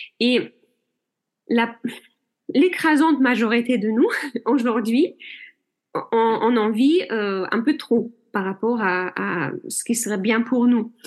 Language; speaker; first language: French; non-native, fluent; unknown